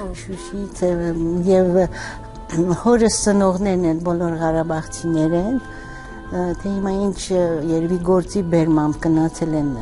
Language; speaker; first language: Armenian; early bilingual, heritage; Armenian